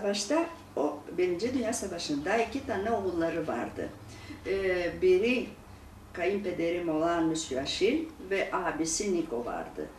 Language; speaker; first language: Turkish; non-native, local second language; Greek